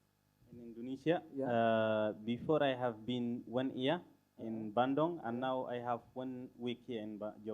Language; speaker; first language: English; non-native, fluent; Arabic